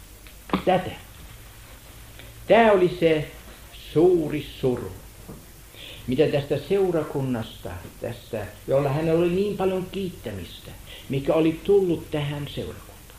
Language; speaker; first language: Finnish; non-native, fluent; German